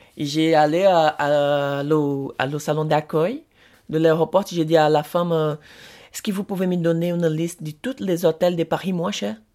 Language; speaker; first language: French; non-native, learner; Portuguese